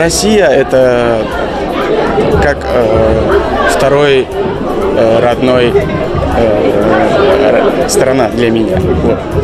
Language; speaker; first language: Russian; non-native, local second language; Tajik